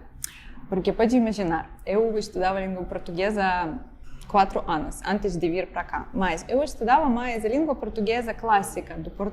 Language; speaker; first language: Portuguese; non-native, fluent; Ukrainian